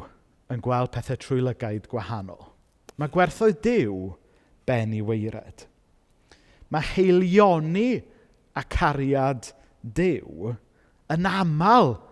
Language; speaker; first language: Welsh; native; Welsh